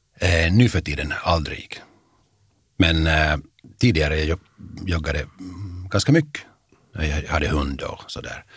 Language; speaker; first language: Swedish; non-native, fluent; Finnish